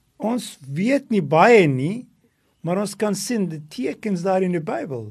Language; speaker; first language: Afrikaans; non-native, local second language; English